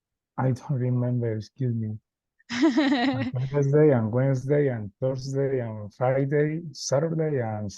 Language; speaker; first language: English; non-native, learner; Spanish